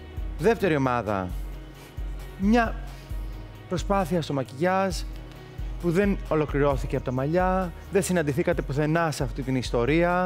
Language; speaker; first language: Greek; native; Greek